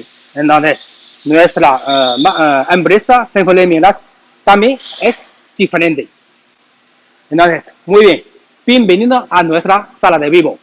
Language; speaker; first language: Spanish; non-native, learner; Chinese